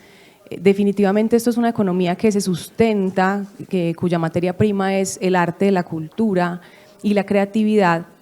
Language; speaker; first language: Spanish; native; Spanish